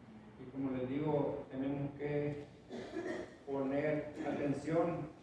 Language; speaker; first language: Spanish; native; Spanish